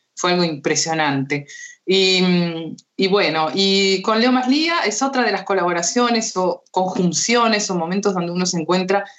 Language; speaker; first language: Spanish; early bilingual, heritage; Spanish